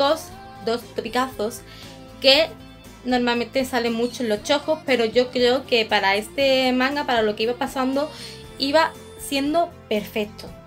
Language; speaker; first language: Spanish; native; Spanish